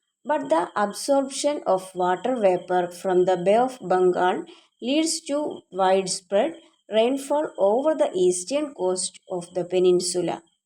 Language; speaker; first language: English; non-native, local second language; Malayalam